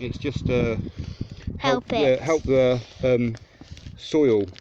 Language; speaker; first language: English; native; English